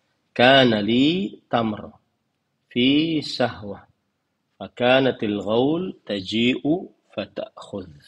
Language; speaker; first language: Arabic; non-native, fluent; Indonesian